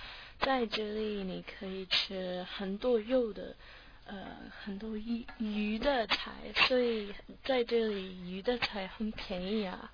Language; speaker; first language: Chinese; non-native, learner; English